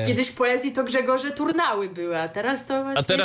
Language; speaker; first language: Polish; native; Polish